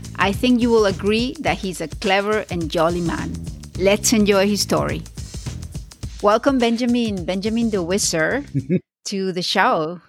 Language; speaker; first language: English; non-native, fluent; Spanish